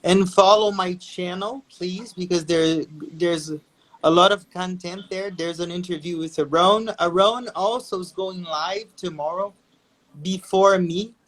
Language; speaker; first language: English; non-native, fluent; Portuguese